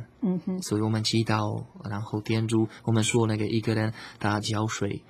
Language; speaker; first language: Chinese; non-native, learner; Slovak